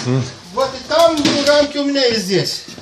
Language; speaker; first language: Russian; non-native, local second language; Romanian